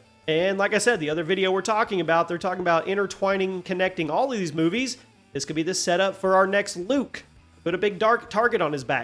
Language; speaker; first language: English; native; English